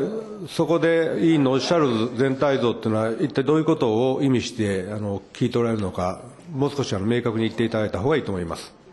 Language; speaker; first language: Japanese; native; Japanese